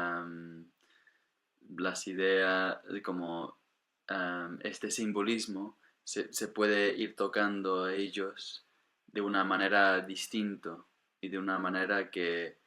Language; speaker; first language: Spanish; non-native, fluent; English